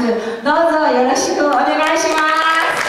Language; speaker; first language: Japanese; non-native, learner; Chinese